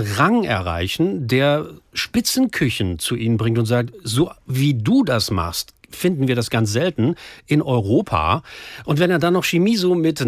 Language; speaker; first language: German; native; German